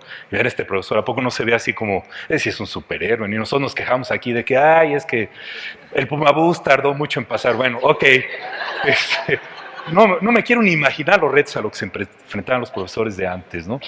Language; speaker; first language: Spanish; native; Spanish